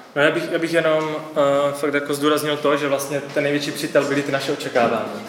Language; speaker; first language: Czech; native; Czech